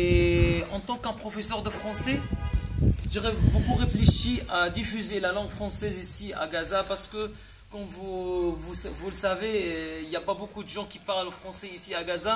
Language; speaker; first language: French; non-native, fluent; Arabic